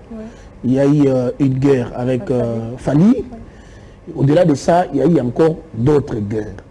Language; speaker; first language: French; non-native, local second language; Lingala